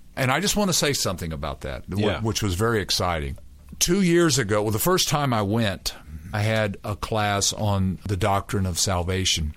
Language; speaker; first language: English; native; English